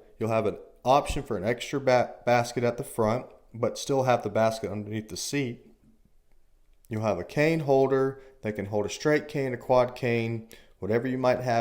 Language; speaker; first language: English; native; English